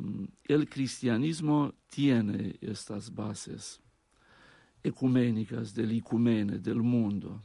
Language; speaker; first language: Spanish; non-native, fluent; Romanian